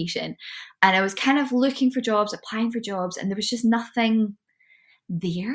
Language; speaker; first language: English; native; English